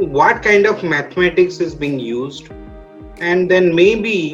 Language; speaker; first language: English; non-native, local second language; Odia